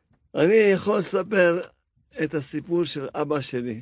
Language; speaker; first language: Hebrew; non-native, fluent; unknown